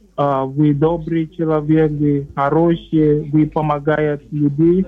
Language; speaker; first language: Russian; non-native, learner; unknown